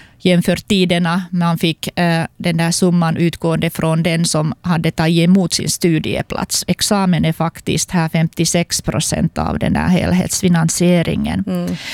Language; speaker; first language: Swedish; non-native, local second language; Finnish